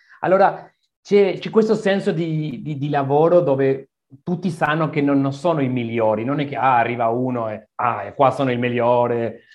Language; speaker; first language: Italian; non-native, learner; Spanish